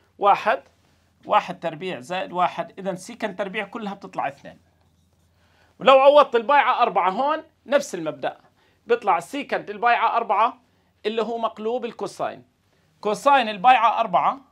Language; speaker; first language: Arabic; native; Arabic